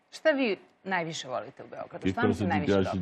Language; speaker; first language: Serbian; native; Serbian